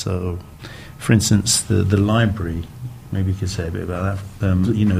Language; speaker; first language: English; native; English